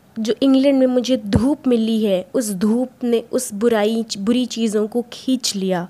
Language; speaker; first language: Hindi; native; Hindi